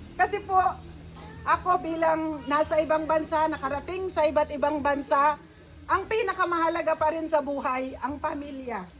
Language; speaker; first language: Filipino; non-native, local second language; Iloko